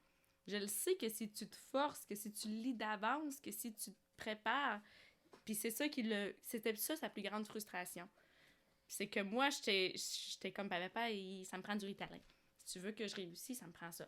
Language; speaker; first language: French; early bilingual, other home language; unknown